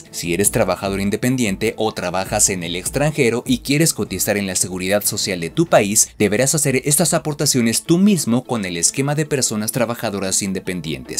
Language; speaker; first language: Spanish; native; Spanish